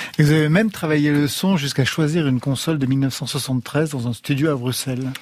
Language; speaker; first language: French; native; French